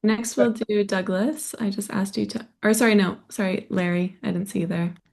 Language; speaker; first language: English; native; English